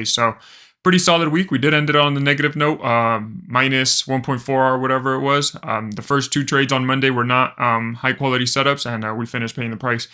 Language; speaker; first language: English; native; English